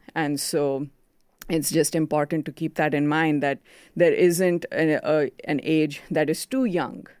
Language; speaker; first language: English; non-native, local second language; Konkani